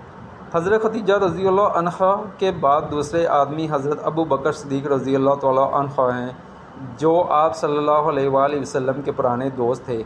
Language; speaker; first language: Urdu; native; Urdu